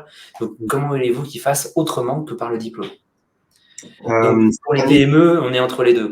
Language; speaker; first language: French; native; French